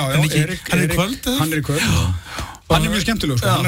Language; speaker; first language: Icelandic; native; Icelandic